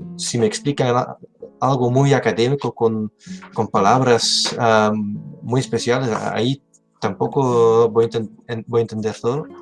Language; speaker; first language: Spanish; non-native, fluent; Dutch